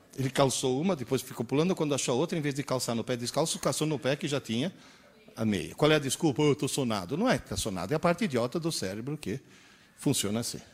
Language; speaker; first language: Portuguese; early bilingual, other home language; Italian